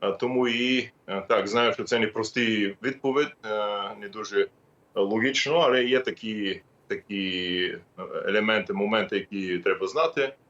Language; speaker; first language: Ukrainian; non-native, fluent; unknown